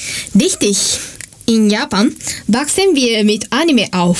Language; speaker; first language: German; non-native, fluent; Japanese